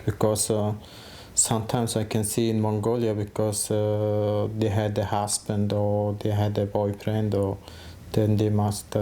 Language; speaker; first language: English; non-native, fluent; Mongolian